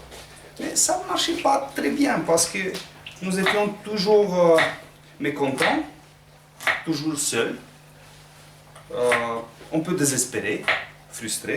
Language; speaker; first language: French; non-native, learner; Romanian